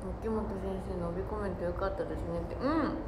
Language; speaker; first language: Japanese; native; Japanese